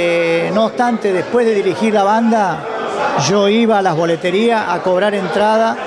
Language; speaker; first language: Spanish; native; Spanish